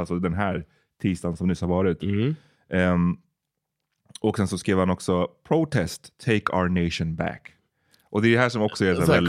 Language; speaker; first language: Swedish; native; Swedish